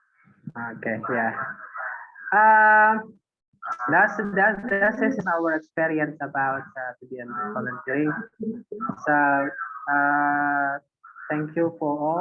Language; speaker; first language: English; non-native, learner; Indonesian